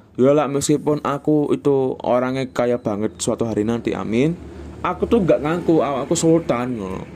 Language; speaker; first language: Indonesian; non-native, local second language; Javanese